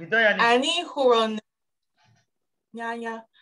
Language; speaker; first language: Igbo; early bilingual, heritage; Igbo